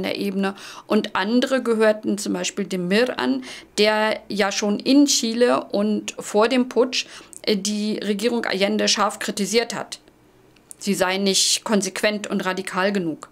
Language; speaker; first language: German; native; German